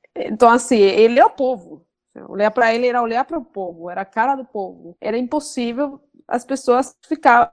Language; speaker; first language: Portuguese; non-native, fluent; Spanish